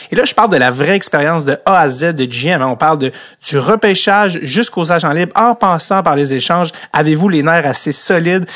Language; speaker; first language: French; native; French